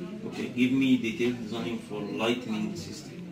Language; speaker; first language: English; non-native, learner; Arabic